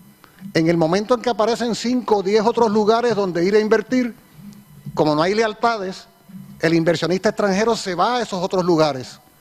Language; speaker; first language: Spanish; native; Spanish